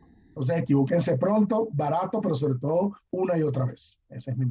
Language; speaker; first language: Spanish; native; Spanish